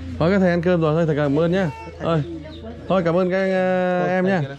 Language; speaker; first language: Vietnamese; native; Vietnamese